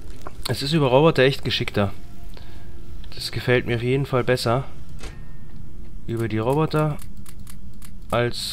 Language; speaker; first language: German; native; German